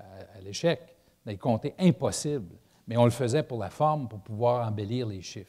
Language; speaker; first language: French; native; French